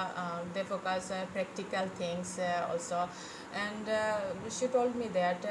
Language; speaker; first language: English; non-native, fluent; Bangla